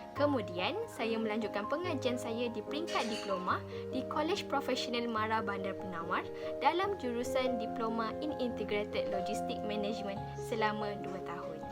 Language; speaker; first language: Malay; native; Malay